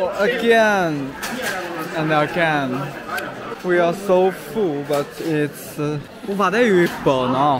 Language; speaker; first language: English; non-native, local second language; Chinese